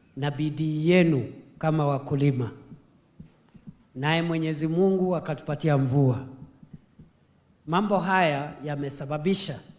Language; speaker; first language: Swahili; non-native, local second language; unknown